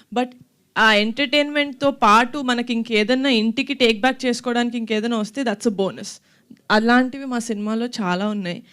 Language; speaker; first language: Telugu; native; Telugu